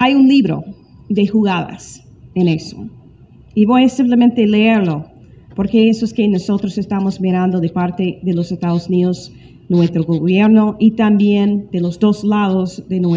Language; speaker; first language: Spanish; non-native, fluent; English